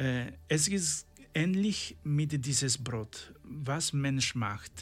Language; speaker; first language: German; non-native, learner; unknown